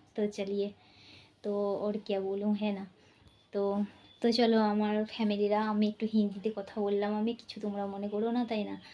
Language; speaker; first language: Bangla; non-native, local second language; Santali